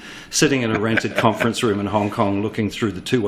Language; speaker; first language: English; native; English